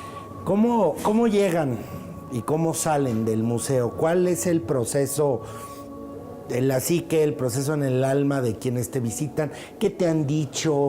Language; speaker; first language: Spanish; native; Spanish